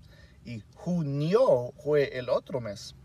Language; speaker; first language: Spanish; early bilingual, heritage; Spanish